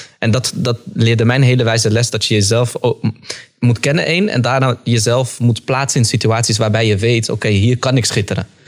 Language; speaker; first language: Dutch; early bilingual, other home language; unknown